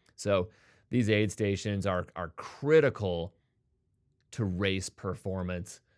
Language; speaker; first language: English; native; English